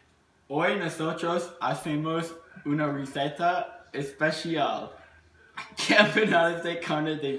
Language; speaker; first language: Spanish; non-native, learner; English